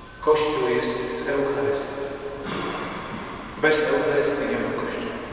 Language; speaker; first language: Polish; native; Polish